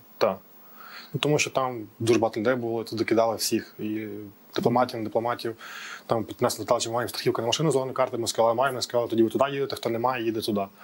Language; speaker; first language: Ukrainian; native; Ukrainian